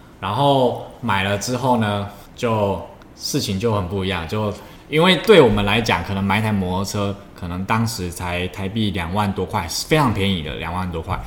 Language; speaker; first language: Chinese; native; Chinese